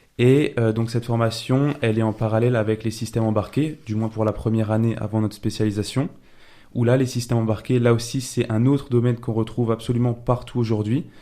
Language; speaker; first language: French; native; French